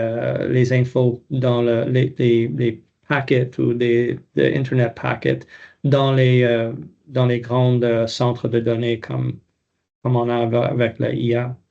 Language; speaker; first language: French; non-native, local second language; English